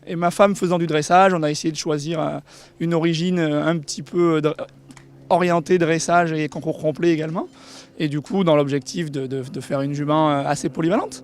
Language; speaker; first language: French; native; French